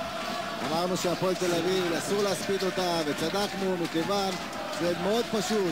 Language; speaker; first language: Hebrew; native; Hebrew